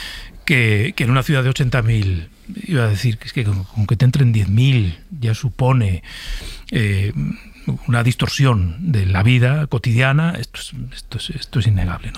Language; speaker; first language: Spanish; native; Spanish